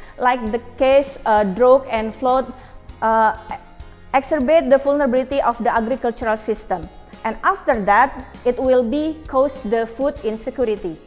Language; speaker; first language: English; non-native, learner; Indonesian